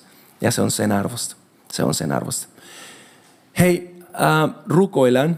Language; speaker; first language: Finnish; non-native, fluent; Spanish